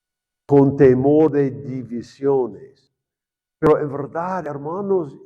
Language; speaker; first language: Spanish; non-native, fluent; English